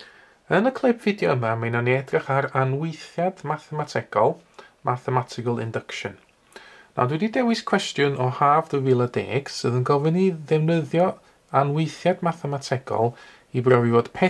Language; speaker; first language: Welsh; native; Welsh